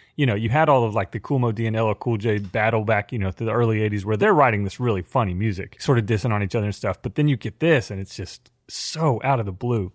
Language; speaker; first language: English; native; English